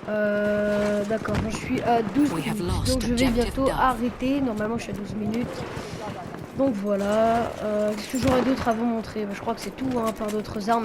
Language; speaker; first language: French; native; French